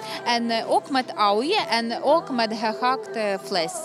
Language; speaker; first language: Dutch; non-native, learner; Ukrainian